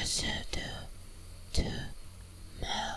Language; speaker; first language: Albanian; non-native, learner; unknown